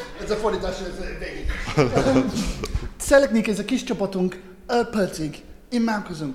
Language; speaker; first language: Hungarian; non-native, learner; English